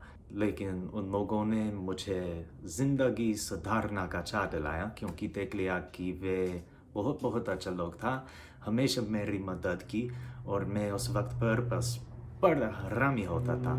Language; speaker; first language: Hindi; non-native, learner; English